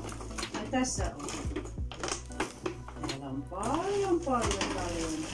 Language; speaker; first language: Finnish; non-native, learner; Filipino